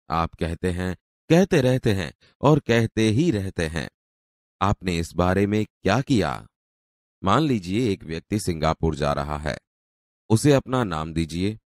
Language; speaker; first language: Hindi; non-native, local second language; Gujarati